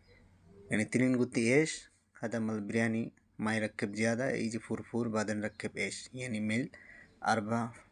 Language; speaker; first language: Arabic; non-native, learner; Bangla